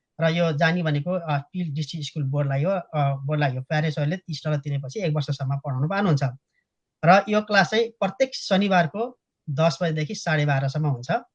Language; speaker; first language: Nepali; native; Nepali